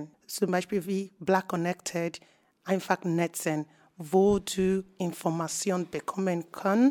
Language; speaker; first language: German; non-native, learner; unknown